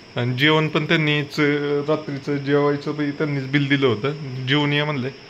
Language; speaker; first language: Marathi; native; Marathi